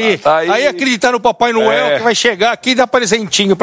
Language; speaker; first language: Portuguese; native; Portuguese